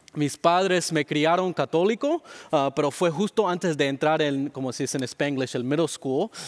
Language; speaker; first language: Spanish; early bilingual, heritage; Spanish